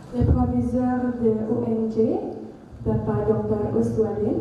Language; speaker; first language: French; non-native, learner; Indonesian